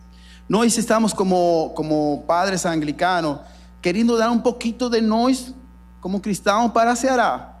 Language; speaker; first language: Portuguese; non-native, learner; Spanish